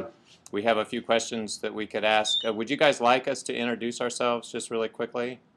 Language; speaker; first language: English; native; English